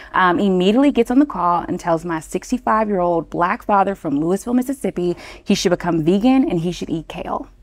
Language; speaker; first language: English; native; English